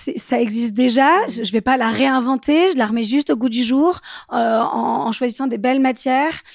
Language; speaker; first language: French; native; French